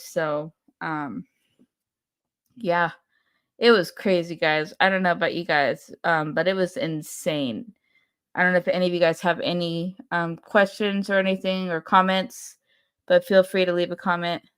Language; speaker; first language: English; native; English